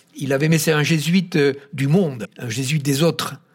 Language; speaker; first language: French; native; French